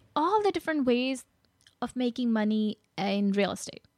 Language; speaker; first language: English; non-native, local second language; Gujarati